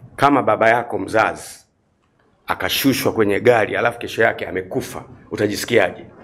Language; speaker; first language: Swahili; native; Swahili